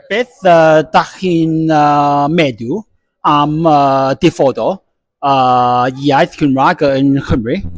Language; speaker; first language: Welsh; non-native, learner; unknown